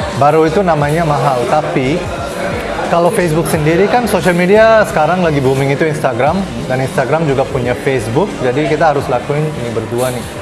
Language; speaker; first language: Indonesian; non-native, fluent; Bangla